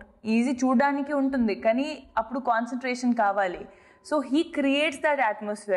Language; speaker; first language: Telugu; non-native, fluent; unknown